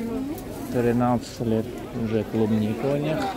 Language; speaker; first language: Russian; non-native, fluent; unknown